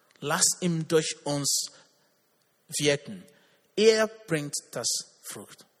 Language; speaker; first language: German; non-native, learner; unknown